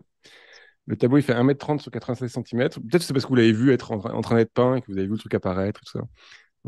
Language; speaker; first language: French; native; French